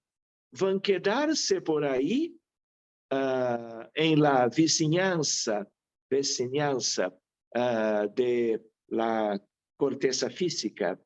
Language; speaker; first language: Spanish; non-native, fluent; Portuguese